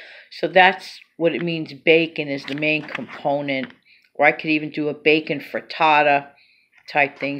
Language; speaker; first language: English; native; English